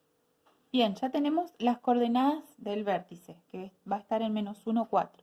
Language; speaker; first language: Spanish; native; Spanish